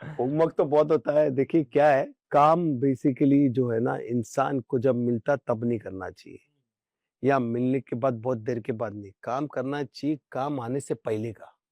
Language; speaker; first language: Hindi; non-native, local second language; Tamil